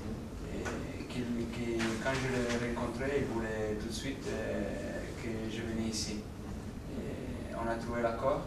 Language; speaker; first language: French; non-native, fluent; Italian